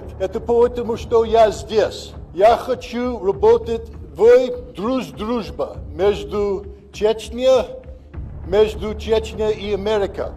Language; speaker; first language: Russian; non-native, learner; English